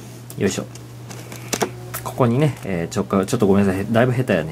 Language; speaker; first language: Japanese; native; Japanese